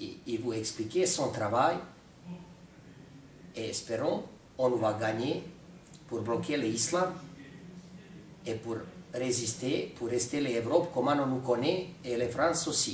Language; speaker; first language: French; non-native, fluent; Serbian